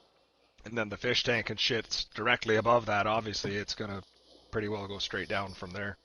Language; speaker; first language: English; native; English